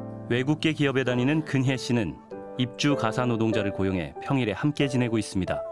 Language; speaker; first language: Korean; native; Korean